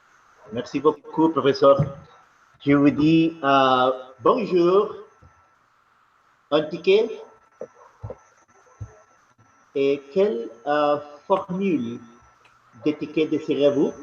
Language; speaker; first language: French; non-native, learner; Spanish